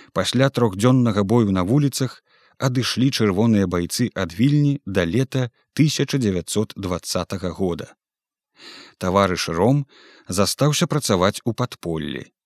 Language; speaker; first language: Belarusian; native; Belarusian